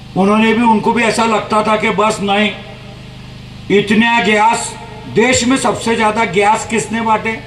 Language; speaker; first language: Hindi; non-native, local second language; Marathi